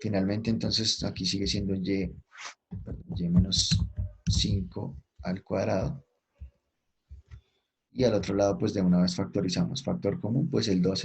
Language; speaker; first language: Spanish; native; Spanish